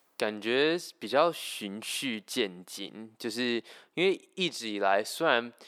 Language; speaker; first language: Chinese; native; Chinese